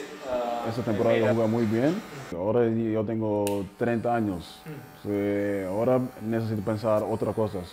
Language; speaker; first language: Spanish; non-native, learner; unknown